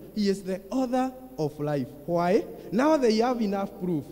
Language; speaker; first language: English; non-native, local second language; Kikuyu